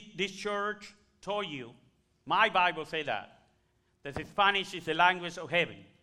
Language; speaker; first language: English; non-native, learner; Spanish